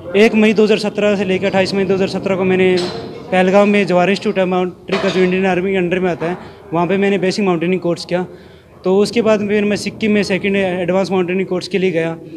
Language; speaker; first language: Hindi; native; Hindi